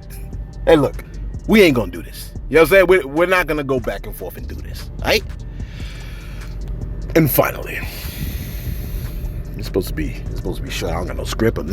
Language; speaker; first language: English; native; English